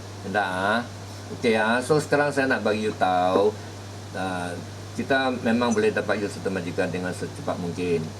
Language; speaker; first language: Malay; native; Malay